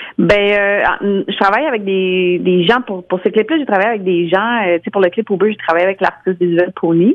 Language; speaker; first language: French; native; French